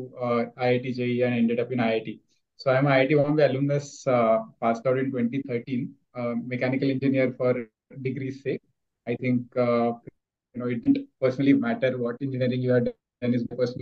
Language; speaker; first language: English; non-native, local second language; Marathi